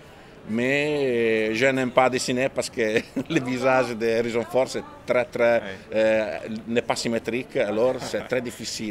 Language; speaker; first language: French; non-native, fluent; Italian